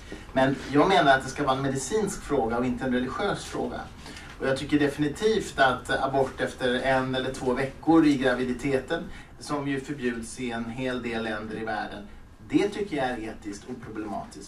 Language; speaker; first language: Swedish; native; Swedish